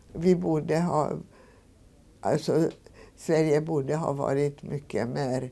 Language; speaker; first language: Swedish; non-native, fluent; Hungarian